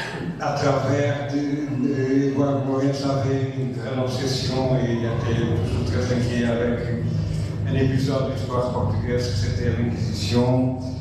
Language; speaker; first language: French; non-native, fluent; Portuguese